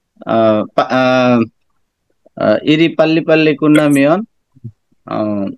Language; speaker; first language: Korean; non-native, learner; Bangla